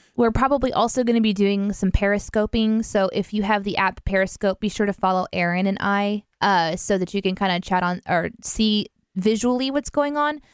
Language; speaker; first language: English; native; English